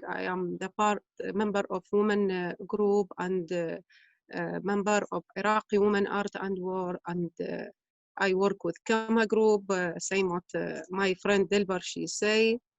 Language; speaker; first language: English; non-native, learner; Arabic